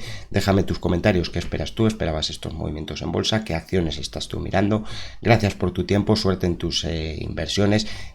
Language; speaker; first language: Spanish; native; Spanish